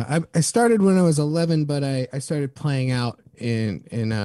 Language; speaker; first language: English; native; English